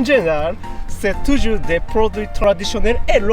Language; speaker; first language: French; non-native, learner; Japanese